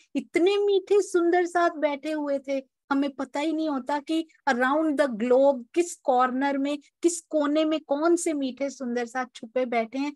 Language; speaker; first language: Hindi; native; Hindi